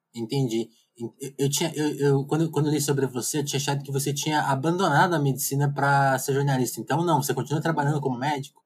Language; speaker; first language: Portuguese; native; Portuguese